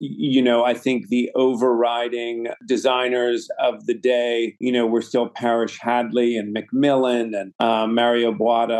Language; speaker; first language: English; native; English